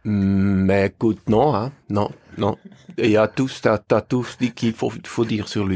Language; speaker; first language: French; native; French